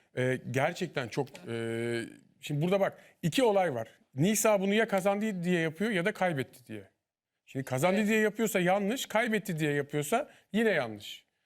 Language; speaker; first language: Turkish; native; Turkish